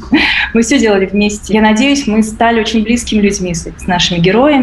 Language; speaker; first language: Russian; native; Russian